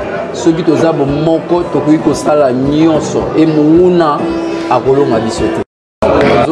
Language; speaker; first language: French; early bilingual, other home language; Lingala